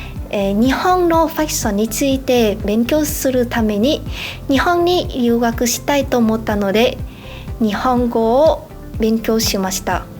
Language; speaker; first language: Japanese; non-native, learner; Vietnamese